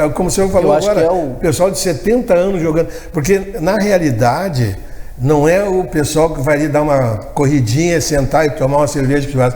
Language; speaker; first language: Portuguese; native; Portuguese